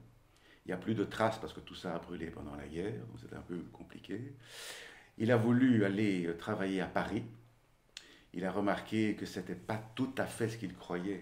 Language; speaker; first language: French; native; French